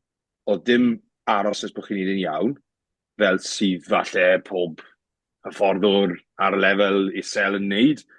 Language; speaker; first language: Welsh; native; Welsh